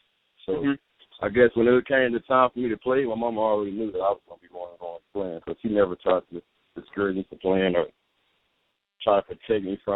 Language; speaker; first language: English; native; English